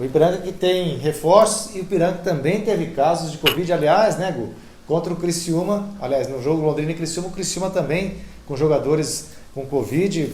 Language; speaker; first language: Portuguese; native; Portuguese